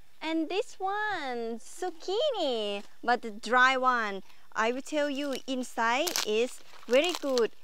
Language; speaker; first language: English; non-native, learner; Thai